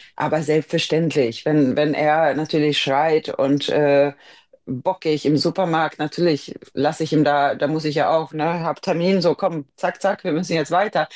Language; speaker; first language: German; non-native, fluent; Swedish